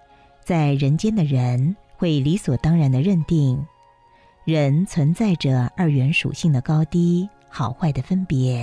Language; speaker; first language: Chinese; native; Chinese